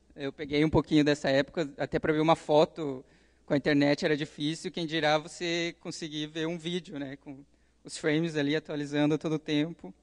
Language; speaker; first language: Portuguese; native; Portuguese